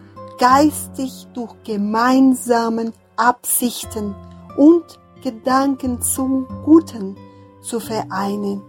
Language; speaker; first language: German; non-native, fluent; Portuguese